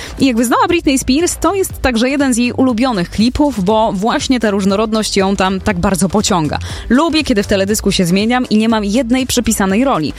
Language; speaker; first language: Polish; native; Polish